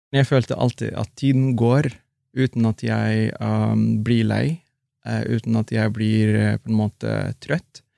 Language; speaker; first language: Norwegian; non-native, fluent; Arabic